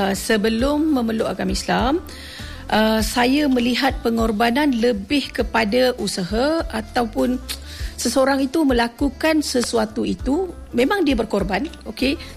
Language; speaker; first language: Malay; non-native, local second language; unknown